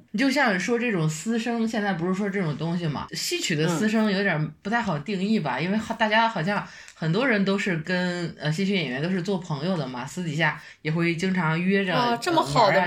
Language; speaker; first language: Chinese; native; Chinese